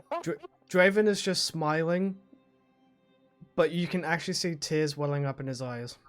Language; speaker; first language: English; native; English